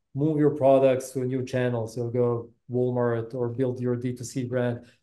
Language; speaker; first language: English; non-native, fluent; Bosnian